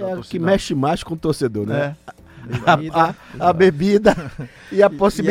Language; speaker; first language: Portuguese; native; Portuguese